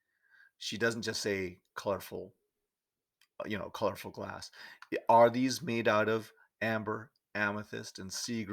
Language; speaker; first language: English; native; English